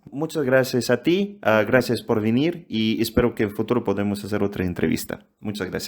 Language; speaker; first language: Spanish; non-native, fluent; Russian